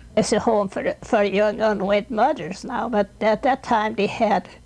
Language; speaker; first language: English; non-native, fluent; Swedish